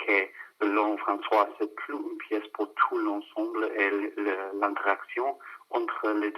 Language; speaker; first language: French; non-native, fluent; English